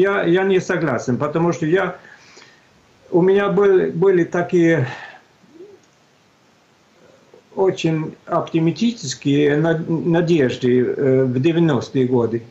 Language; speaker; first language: Russian; non-native, fluent; Swedish